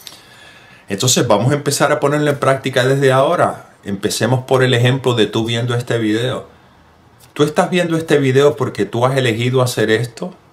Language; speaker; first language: Spanish; native; Spanish